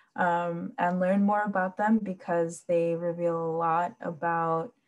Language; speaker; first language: English; early bilingual, other home language; Spanish